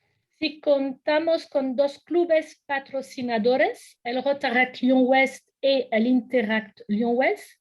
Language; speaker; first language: Spanish; non-native, fluent; French